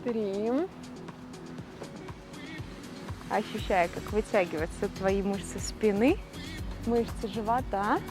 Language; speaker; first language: Russian; native; Russian